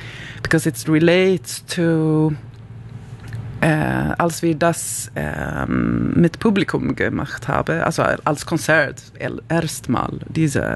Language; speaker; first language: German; non-native, learner; Swedish